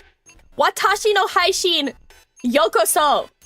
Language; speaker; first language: Japanese; non-native, learner; English